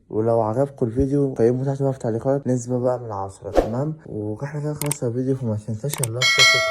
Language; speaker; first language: Arabic; native; Arabic